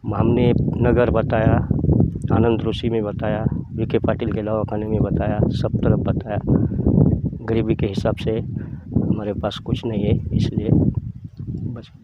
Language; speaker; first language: Hindi; non-native, local second language; Urdu